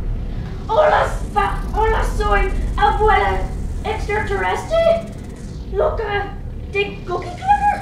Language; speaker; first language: Spanish; non-native, learner; English